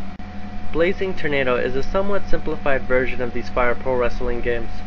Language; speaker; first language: English; native; English